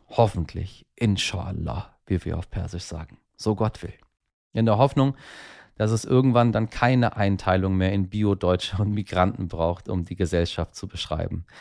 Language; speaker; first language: German; early bilingual, other home language; Persian